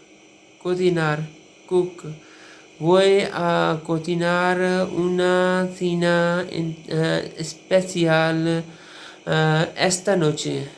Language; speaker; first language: Spanish; non-native, learner; Urdu